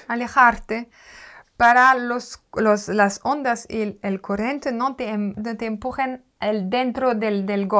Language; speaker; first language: Spanish; non-native, learner; French